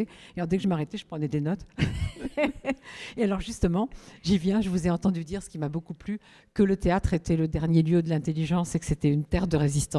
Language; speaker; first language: French; native; French